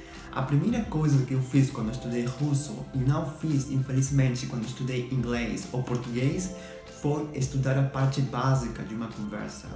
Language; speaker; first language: Portuguese; non-native, fluent; Spanish